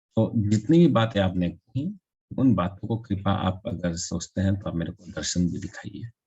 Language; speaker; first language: Hindi; non-native, local second language; Assamese